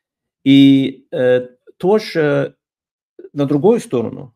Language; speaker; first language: Russian; non-native, fluent; Norwegian